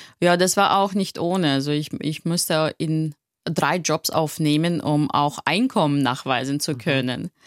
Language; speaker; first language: German; non-native, fluent; Russian